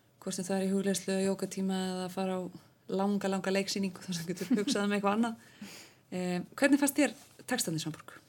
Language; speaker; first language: Icelandic; native; Icelandic